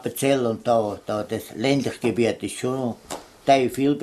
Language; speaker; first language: German; non-native, learner; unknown